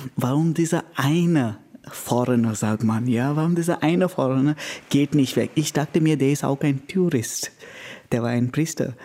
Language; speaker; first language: German; non-native, learner; Konkani